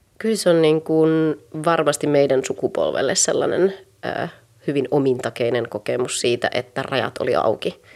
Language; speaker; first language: Finnish; native; Finnish